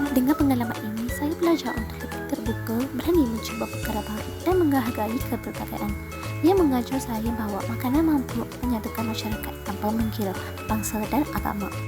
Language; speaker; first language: Malay; non-native, local second language; Tamil